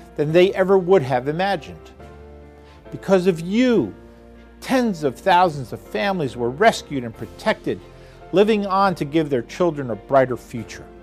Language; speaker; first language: English; native; English